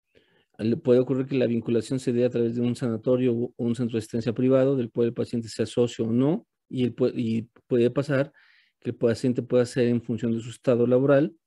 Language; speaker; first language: Spanish; native; Spanish